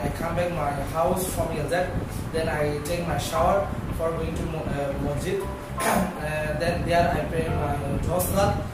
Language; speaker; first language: English; non-native, learner; Bangla